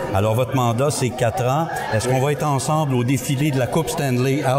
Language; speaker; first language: French; native; French